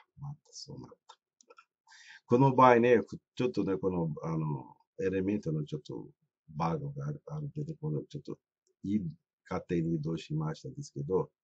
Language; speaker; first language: Japanese; non-native, fluent; Portuguese